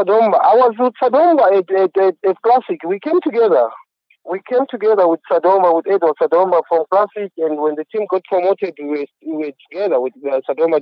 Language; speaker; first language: English; non-native, local second language; Shona